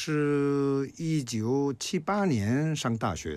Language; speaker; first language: Chinese; non-native, fluent; Korean